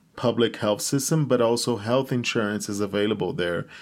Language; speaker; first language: English; non-native, fluent; Portuguese